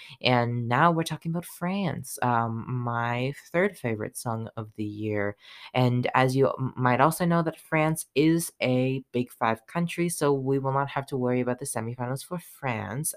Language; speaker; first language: English; native; English